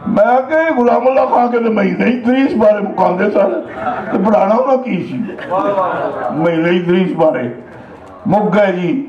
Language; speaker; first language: Urdu; non-native, local second language; Punjabi